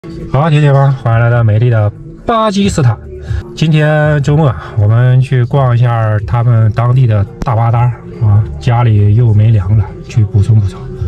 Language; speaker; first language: Chinese; native; Chinese